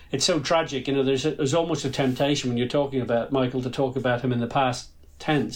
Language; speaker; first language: English; native; English